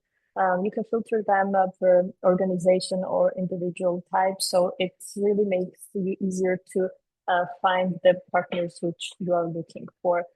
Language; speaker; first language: English; non-native, fluent; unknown